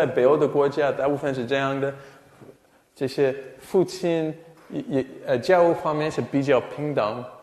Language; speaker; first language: Chinese; non-native, fluent; English